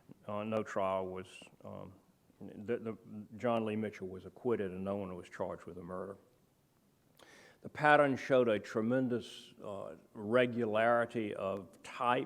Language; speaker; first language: English; native; English